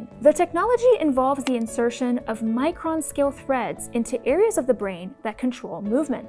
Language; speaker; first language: English; native; English